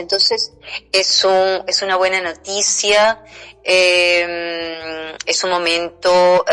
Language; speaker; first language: Spanish; non-native, fluent; Portuguese